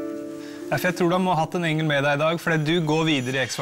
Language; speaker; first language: Norwegian; native; Norwegian